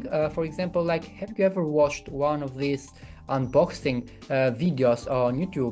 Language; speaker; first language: English; non-native, fluent; Albanian